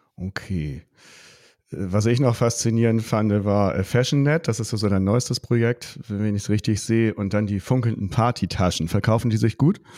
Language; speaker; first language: German; native; German